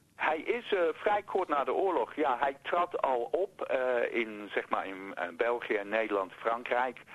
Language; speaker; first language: Dutch; non-native, fluent; English